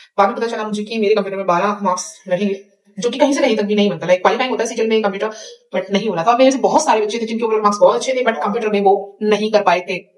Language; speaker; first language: Hindi; native; Hindi